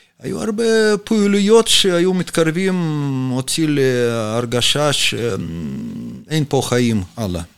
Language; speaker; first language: Hebrew; non-native, fluent; Russian